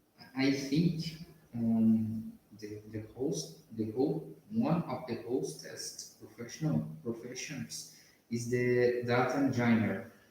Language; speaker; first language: English; non-native, learner; Portuguese